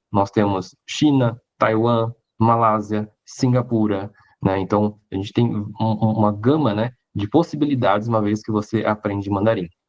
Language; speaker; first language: Portuguese; early bilingual, other home language; Hakka Chinese